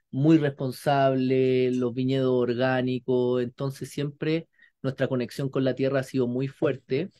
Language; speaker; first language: Spanish; native; Spanish